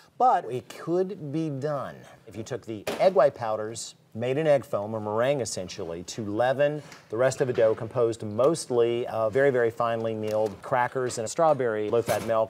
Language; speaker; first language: English; native; English